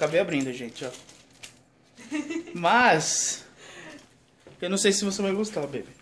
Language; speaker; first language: Portuguese; native; Portuguese